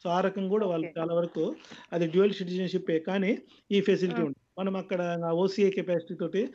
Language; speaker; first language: Telugu; native; Telugu